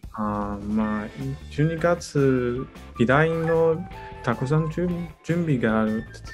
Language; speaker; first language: Japanese; non-native, learner; Chinese